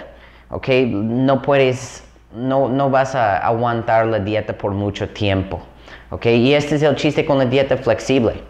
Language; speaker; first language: Spanish; non-native, fluent; English